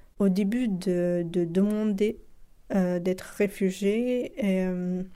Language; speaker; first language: French; non-native, local second language; Arabic